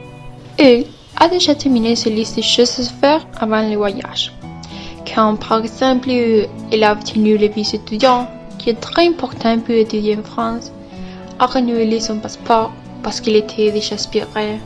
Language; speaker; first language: French; non-native, learner; Spanish